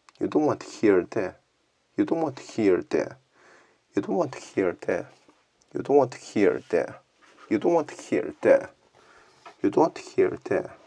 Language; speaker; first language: English; non-native, learner; Korean